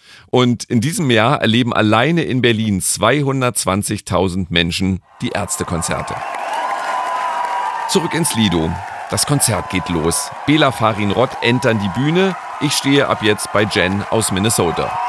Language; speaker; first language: German; native; German